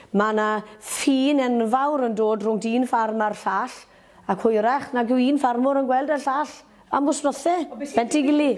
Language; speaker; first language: Welsh; native; Welsh